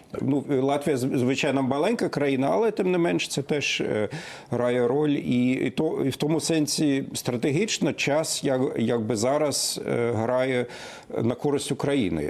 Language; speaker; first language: Ukrainian; non-native, fluent; German